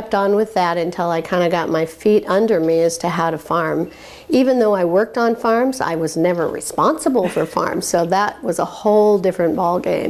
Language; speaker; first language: English; native; English